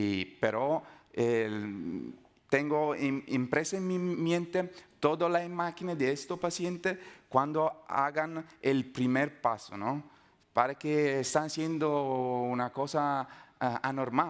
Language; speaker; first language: Spanish; non-native, fluent; Italian